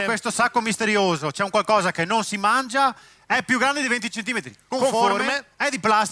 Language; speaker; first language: Italian; native; Italian